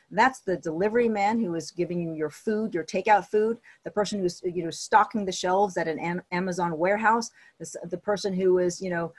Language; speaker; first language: English; native; English